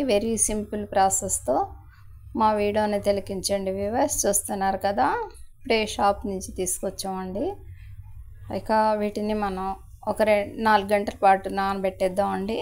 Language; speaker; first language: Telugu; native; Telugu